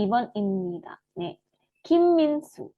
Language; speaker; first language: Korean; non-native, learner; Indonesian